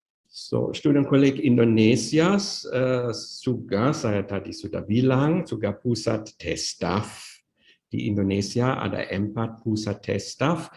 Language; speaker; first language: Indonesian; non-native, fluent; German